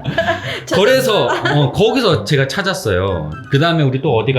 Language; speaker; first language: Korean; native; Korean